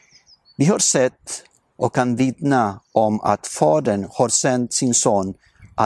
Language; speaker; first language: Swedish; non-native, fluent; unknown